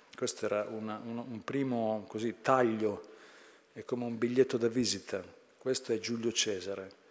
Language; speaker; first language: Italian; native; Italian